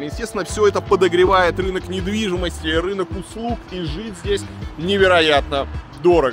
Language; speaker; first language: Russian; native; Russian